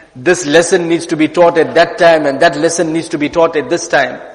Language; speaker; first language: English; native; English